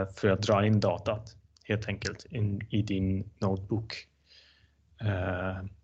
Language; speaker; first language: Swedish; non-native, fluent; Dutch